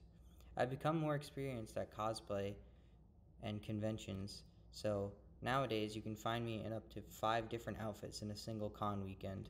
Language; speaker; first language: English; native; English